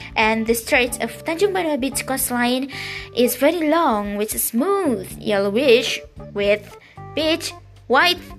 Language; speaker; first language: English; non-native, learner; Indonesian